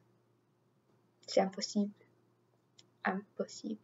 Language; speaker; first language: French; non-native, learner; English